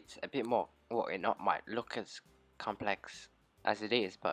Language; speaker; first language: English; native; English